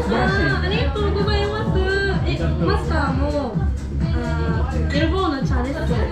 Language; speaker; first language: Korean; non-native, learner; Japanese